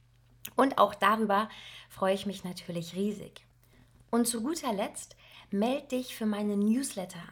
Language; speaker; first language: German; native; German